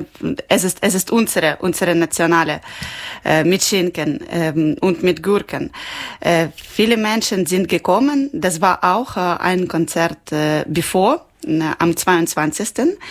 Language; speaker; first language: German; non-native, local second language; Ukrainian